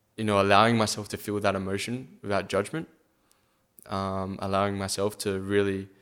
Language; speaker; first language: English; native; English